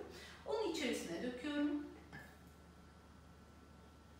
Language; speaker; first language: Turkish; native; Turkish